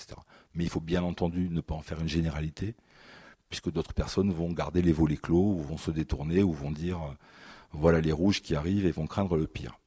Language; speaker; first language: French; native; French